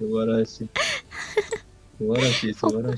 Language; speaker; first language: Japanese; non-native, learner; Spanish